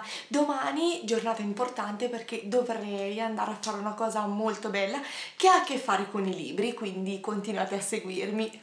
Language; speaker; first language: Italian; native; Italian